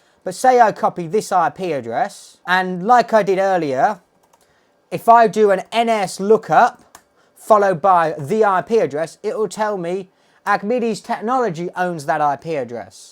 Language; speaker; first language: English; native; English